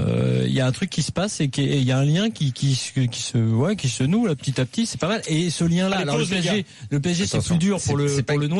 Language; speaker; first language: French; native; French